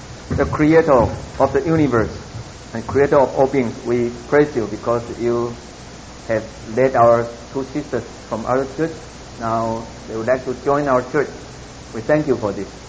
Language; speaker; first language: English; non-native, fluent; Min Nan Chinese